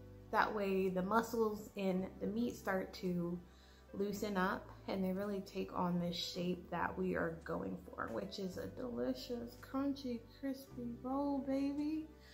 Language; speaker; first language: English; native; English